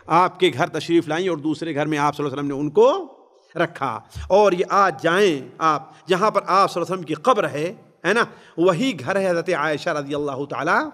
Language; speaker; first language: Urdu; native; Urdu